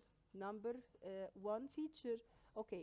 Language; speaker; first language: English; non-native, local second language; Arabic